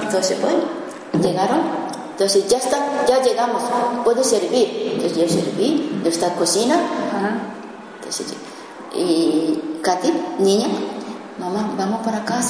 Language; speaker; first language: Spanish; non-native, learner; Japanese